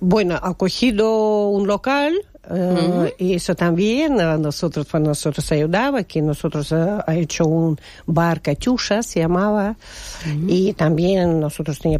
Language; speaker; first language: Spanish; non-native, learner; Russian